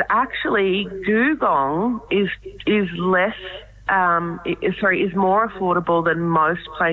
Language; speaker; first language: English; native; English